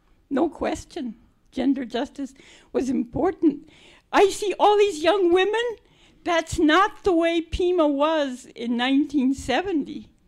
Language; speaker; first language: English; native; English